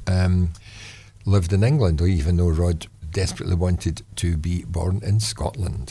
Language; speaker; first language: English; native; English